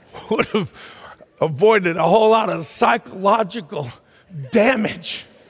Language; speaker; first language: English; early bilingual, heritage; English